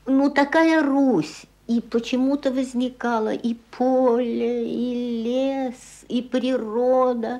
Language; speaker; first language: Russian; native; Russian